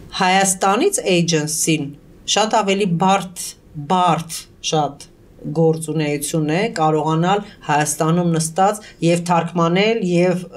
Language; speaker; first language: Armenian; early bilingual, heritage; Armenian